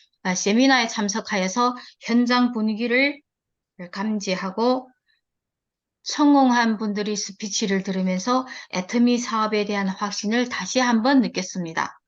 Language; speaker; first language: Korean; early bilingual, heritage; Korean